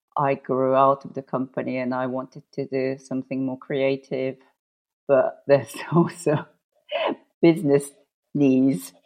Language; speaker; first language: English; non-native, fluent; Japanese